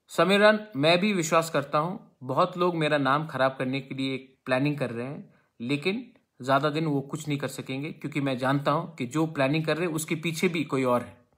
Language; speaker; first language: Hindi; non-native, local second language; Kok Borok